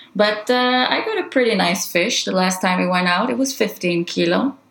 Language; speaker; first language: English; non-native, fluent; Hebrew